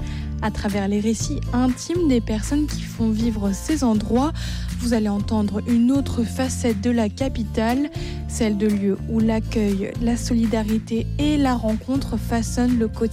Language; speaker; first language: French; native; French